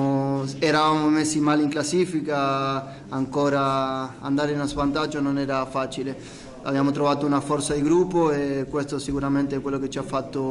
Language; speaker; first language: Italian; non-native, fluent; Spanish